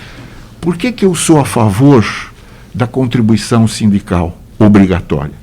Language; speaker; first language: Portuguese; native; Portuguese